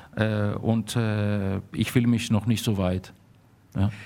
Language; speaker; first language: German; early bilingual, heritage; German